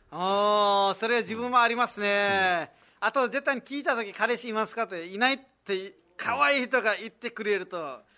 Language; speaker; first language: Japanese; non-native, fluent; Nepali